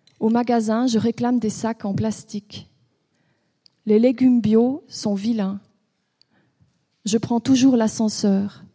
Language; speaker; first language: French; native; French